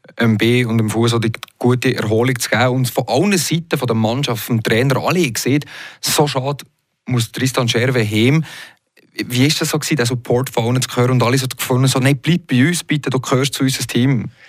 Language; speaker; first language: German; native; German